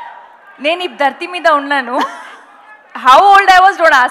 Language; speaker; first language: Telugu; non-native, local second language; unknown